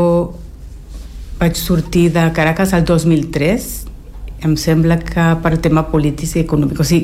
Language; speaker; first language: Catalan; non-native, fluent; Spanish